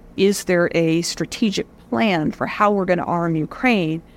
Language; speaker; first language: English; native; English